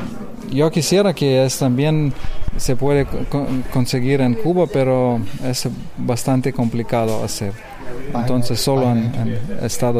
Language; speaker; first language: Spanish; non-native, learner; Lithuanian